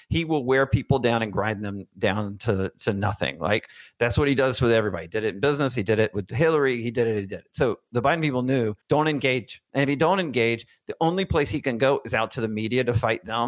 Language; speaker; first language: English; native; English